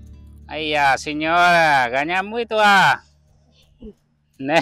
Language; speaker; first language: Portuguese; non-native, learner; Vietnamese